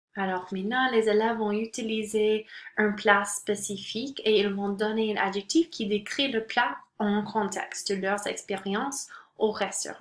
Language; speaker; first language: French; non-native, local second language; English